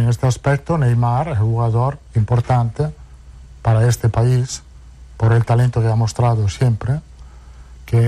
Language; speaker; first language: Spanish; non-native, fluent; Italian